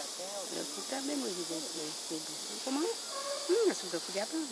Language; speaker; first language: French; non-native, local second language; Guadeloupean Creole French